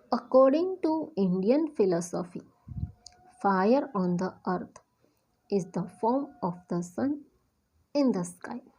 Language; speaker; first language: English; non-native, local second language; Gujarati